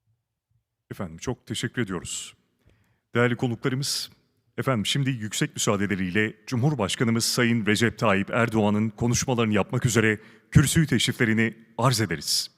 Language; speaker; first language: Turkish; native; Turkish